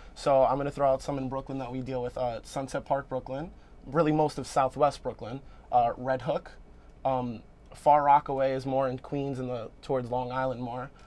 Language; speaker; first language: English; native; English